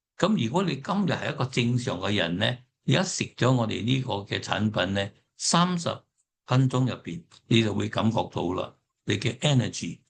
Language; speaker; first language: Cantonese; early bilingual, heritage; Cantonese